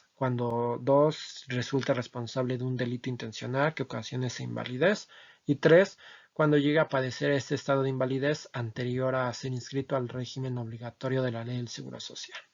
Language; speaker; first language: Spanish; native; Spanish